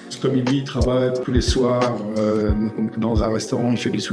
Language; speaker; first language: French; native; French